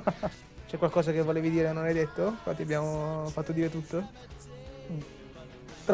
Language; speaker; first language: Italian; native; Italian